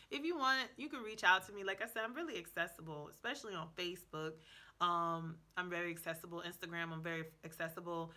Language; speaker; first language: English; native; English